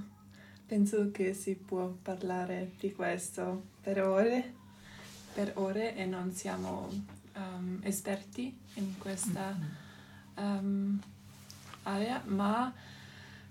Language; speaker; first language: Italian; non-native, local second language; German